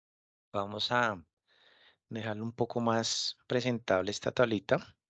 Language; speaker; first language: Spanish; native; Spanish